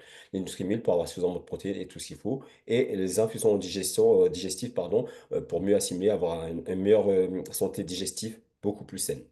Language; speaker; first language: French; native; French